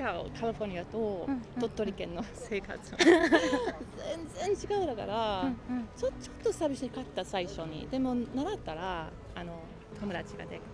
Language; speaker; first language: Japanese; non-native, learner; English